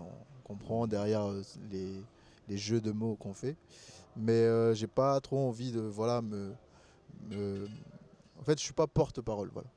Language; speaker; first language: French; non-native, local second language; Malagasy